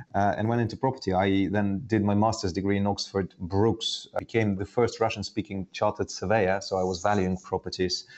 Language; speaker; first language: English; non-native, fluent; Estonian